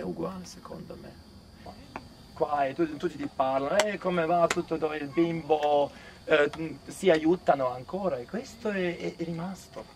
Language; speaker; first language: Italian; non-native, fluent; Serbian